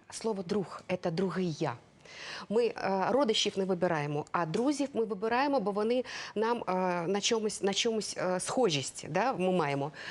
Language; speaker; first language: Ukrainian; non-native, local second language; Russian